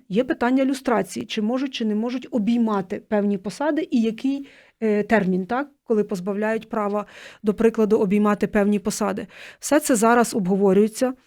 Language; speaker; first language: Ukrainian; native; Ukrainian